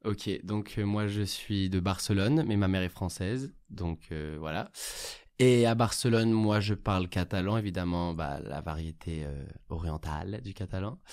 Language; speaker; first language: French; early bilingual, heritage; Catalan